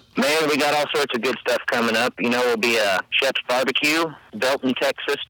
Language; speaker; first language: English; native; English